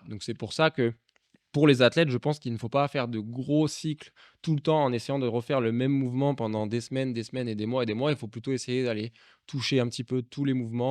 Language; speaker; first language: French; native; French